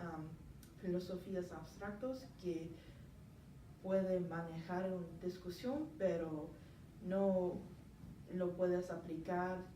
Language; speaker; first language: Spanish; non-native, learner; English